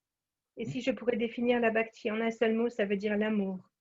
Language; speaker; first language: French; native; French